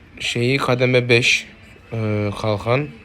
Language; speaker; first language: Turkish; native; Turkish